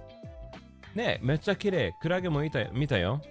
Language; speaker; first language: Japanese; non-native, learner; Swedish